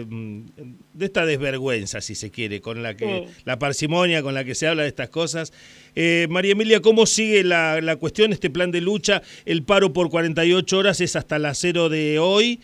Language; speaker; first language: Spanish; native; Spanish